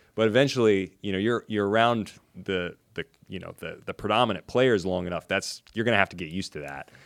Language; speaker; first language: English; native; English